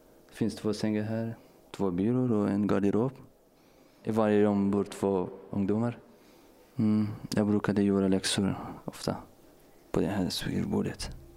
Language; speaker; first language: Swedish; non-native, fluent; Persian